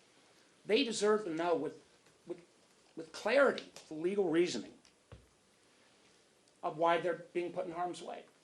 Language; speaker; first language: English; native; English